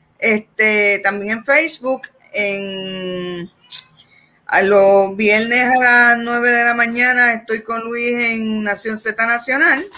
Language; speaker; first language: Spanish; native; Spanish